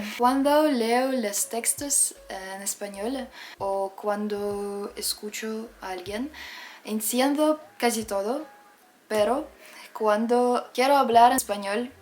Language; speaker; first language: Spanish; non-native, learner; Russian